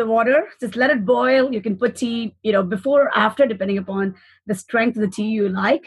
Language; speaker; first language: English; non-native, local second language; Hindi